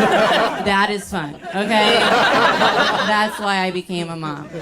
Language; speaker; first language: English; native; English